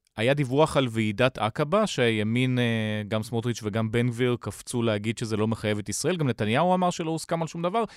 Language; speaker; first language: Hebrew; native; Hebrew